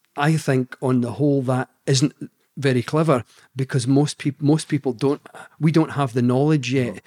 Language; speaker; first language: English; native; English